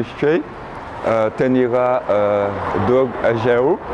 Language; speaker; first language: Lithuanian; non-native, learner; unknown